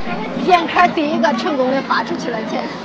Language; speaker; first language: Chinese; native; Chinese